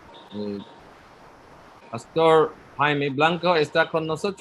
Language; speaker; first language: Spanish; non-native, learner; English